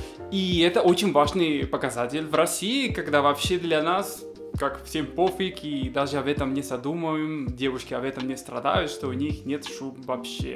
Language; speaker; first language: Russian; non-native, fluent; Spanish